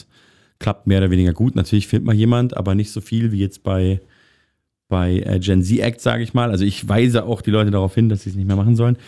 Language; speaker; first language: German; native; German